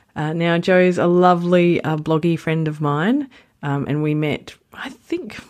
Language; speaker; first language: English; native; English